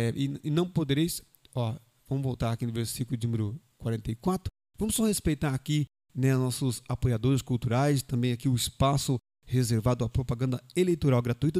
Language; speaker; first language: Portuguese; native; Portuguese